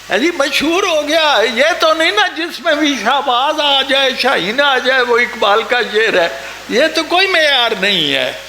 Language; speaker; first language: Urdu; non-native, local second language; Punjabi